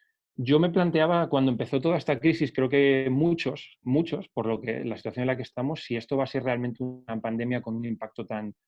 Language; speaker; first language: Spanish; native; Spanish